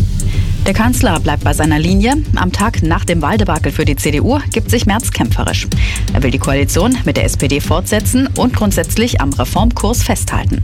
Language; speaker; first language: German; native; German